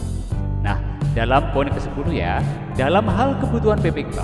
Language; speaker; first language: Indonesian; native; Indonesian